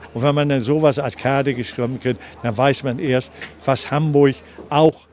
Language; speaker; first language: German; native; German